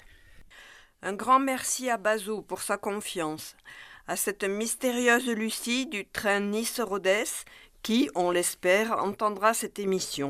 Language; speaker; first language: French; native; French